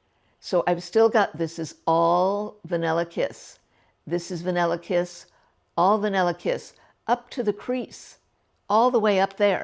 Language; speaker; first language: English; native; English